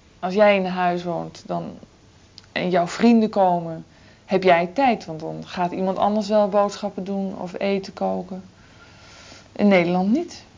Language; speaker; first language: Dutch; native; Dutch